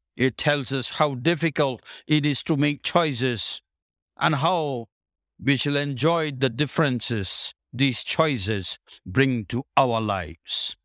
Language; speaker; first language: English; non-native, local second language; Tamil